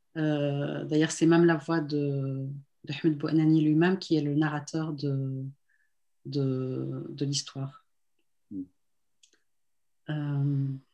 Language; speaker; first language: French; non-native, local second language; Arabic